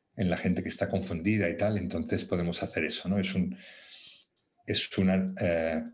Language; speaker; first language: Spanish; native; Spanish